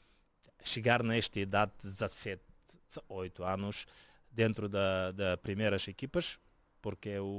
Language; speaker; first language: Portuguese; non-native, fluent; Bulgarian